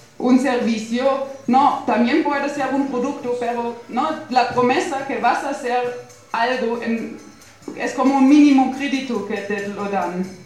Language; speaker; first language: Spanish; non-native, fluent; German